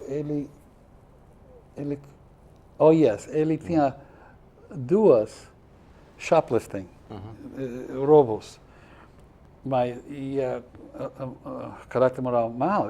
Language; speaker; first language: Portuguese; non-native, fluent; English